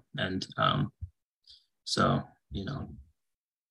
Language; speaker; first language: English; native; English